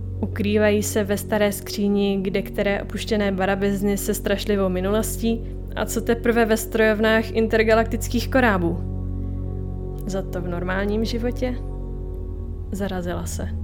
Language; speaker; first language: Czech; native; Czech